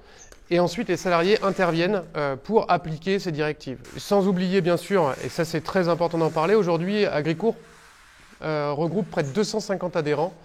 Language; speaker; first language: French; native; French